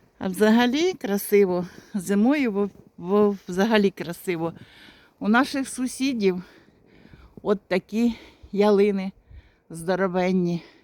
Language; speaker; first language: Ukrainian; native; Ukrainian